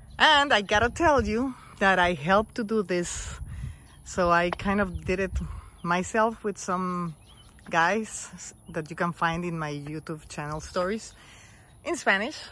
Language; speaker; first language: English; non-native, fluent; Spanish